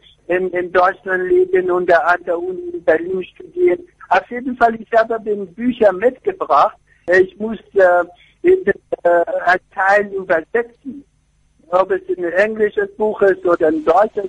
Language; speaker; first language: German; non-native, fluent; Persian